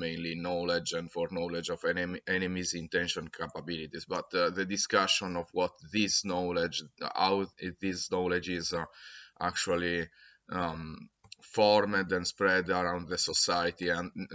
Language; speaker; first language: English; non-native, fluent; Italian